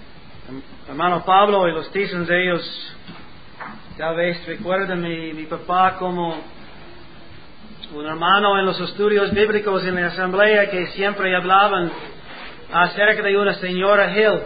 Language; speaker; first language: Spanish; non-native, learner; English